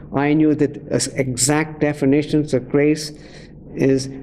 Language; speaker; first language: English; native; English